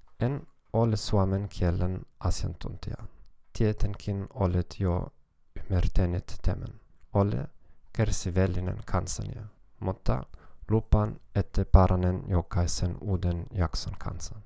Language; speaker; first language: Finnish; non-native, learner; German